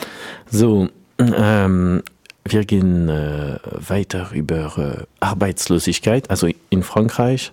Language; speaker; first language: German; non-native, learner; French